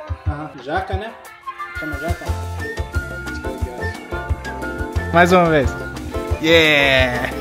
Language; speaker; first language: Portuguese; non-native, learner; English